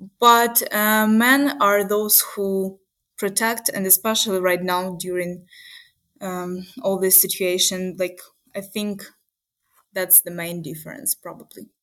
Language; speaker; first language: English; non-native, fluent; Ukrainian